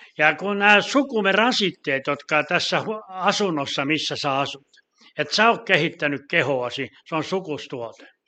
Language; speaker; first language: Finnish; native; Finnish